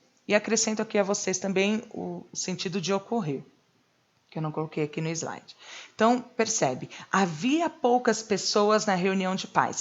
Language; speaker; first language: Portuguese; native; Portuguese